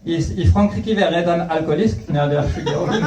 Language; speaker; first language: Swedish; non-native, fluent; French